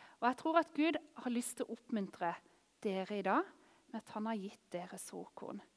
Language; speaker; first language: Norwegian; native; Norwegian